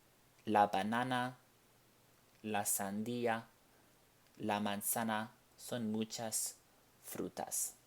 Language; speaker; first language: Spanish; non-native, fluent; English